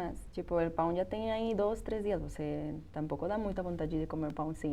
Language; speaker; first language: Portuguese; non-native, fluent; Spanish